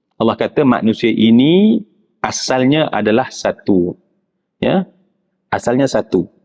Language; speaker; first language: Malay; native; Malay